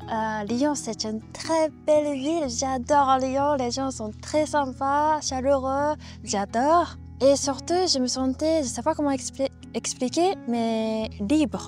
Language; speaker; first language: French; non-native, fluent; Japanese